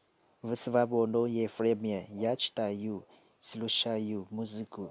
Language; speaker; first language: Russian; non-native, learner; Lao